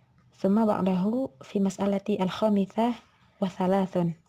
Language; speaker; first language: Arabic; non-native, learner; Indonesian